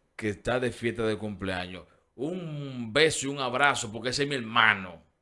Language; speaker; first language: Spanish; native; Spanish